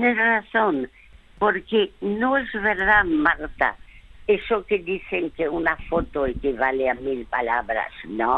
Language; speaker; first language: Spanish; early bilingual, other home language; French